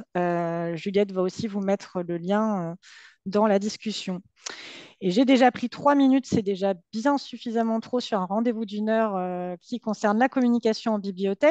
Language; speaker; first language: French; native; French